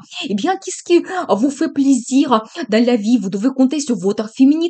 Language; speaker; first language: French; non-native, fluent; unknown